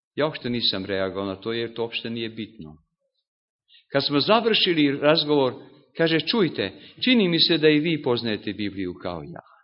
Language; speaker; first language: Serbian; non-native, local second language; Hungarian